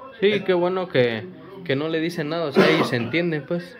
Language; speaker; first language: Spanish; native; Spanish